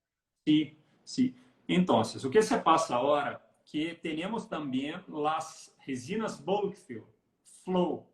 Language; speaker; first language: Spanish; non-native, learner; Portuguese